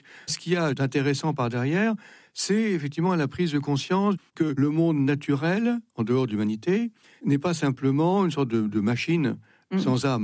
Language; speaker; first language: French; native; French